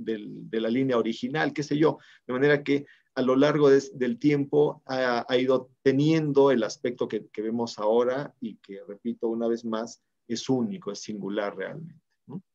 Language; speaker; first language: Spanish; native; Spanish